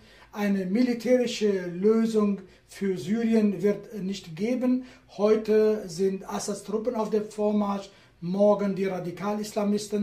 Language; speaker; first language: German; non-native, fluent; Kurdish